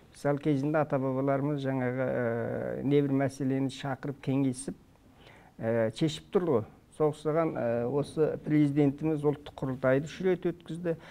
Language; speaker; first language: Kazakh; early bilingual, heritage; Kazakh